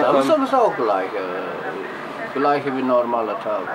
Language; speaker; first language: German; non-native, learner; Turkish